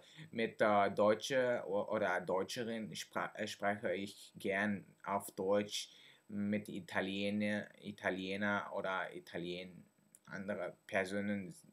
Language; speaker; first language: German; non-native, learner; Min Nan Chinese